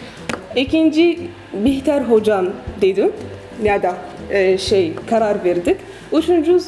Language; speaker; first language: Turkish; non-native, learner; Arabic